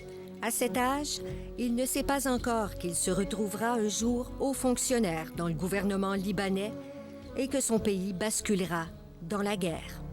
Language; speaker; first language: French; native; French